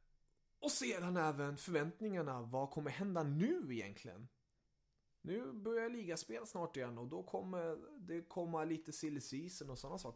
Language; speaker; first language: Swedish; early bilingual, other home language; German